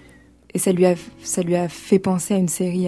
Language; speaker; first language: French; native; French